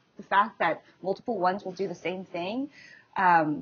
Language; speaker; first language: English; native; English